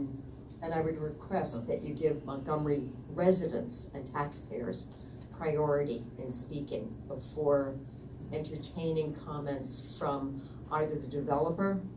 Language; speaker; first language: English; native; English